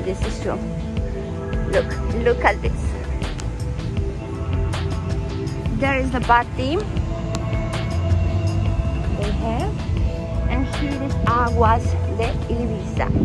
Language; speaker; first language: English; non-native, fluent; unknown